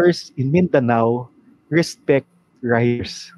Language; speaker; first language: English; non-native, local second language; Filipino